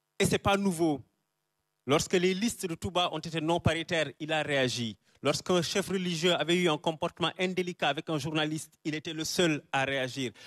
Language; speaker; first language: French; non-native, local second language; Wolof